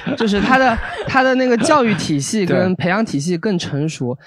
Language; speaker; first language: Chinese; native; Chinese